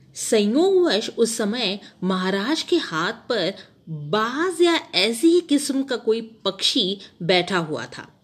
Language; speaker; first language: Hindi; non-native, local second language; Marathi